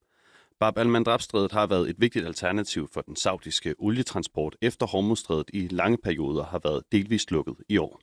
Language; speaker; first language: Danish; native; Danish